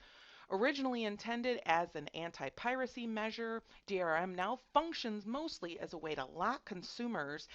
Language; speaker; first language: English; native; English